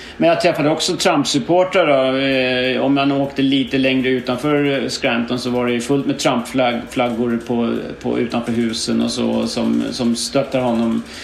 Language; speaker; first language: Swedish; native; Swedish